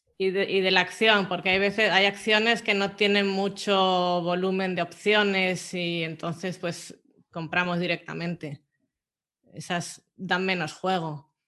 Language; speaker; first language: Spanish; native; Spanish